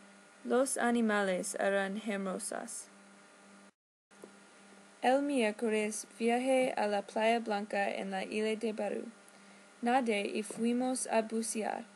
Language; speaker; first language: Spanish; non-native, learner; English